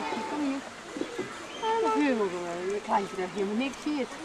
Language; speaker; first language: Dutch; native; Dutch